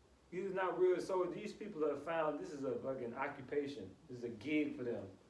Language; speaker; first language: English; native; English